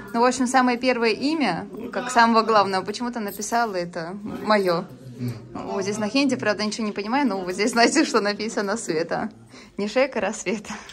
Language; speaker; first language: Russian; native; Russian